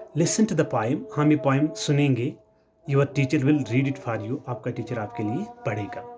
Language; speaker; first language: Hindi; non-native, local second language; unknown